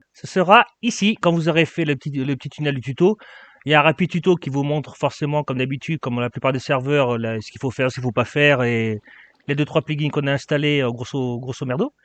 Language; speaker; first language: French; native; French